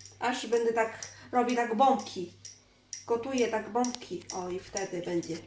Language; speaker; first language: Polish; non-native, learner; Chinese